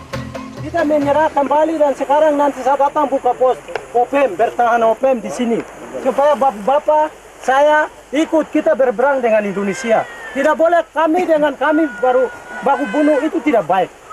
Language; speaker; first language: Indonesian; non-native, local second language; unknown